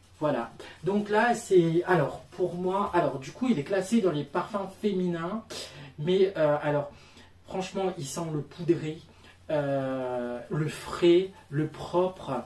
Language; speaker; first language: French; native; French